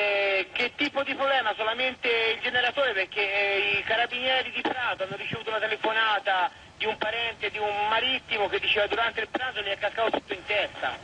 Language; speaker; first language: Italian; native; Italian